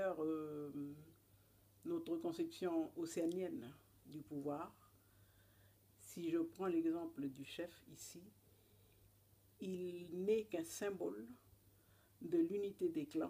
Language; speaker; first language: French; non-native, local second language; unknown